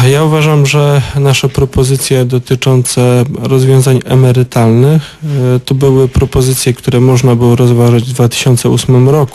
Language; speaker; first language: Polish; native; Polish